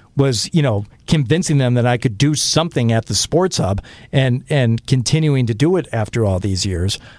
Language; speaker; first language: English; native; English